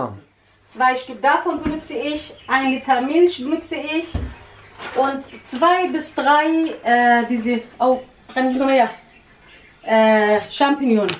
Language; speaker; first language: German; non-native, learner; Central Kurdish